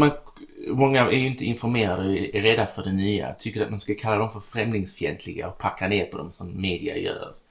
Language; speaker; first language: Swedish; native; Swedish